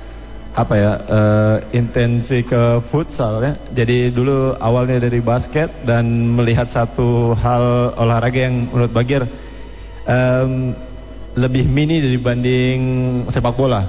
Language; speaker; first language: Indonesian; native; Indonesian